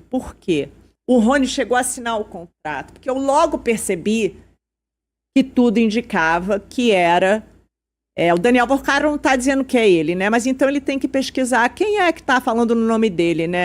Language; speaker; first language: Portuguese; native; Portuguese